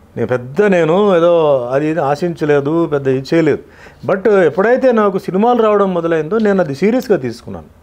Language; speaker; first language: Telugu; non-native, fluent; Tulu